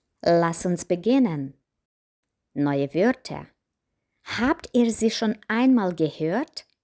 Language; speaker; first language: German; non-native, fluent; Ukrainian